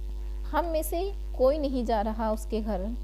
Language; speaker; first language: Hindi; native; Hindi